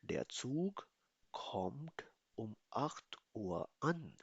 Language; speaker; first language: German; non-native, fluent; Hindi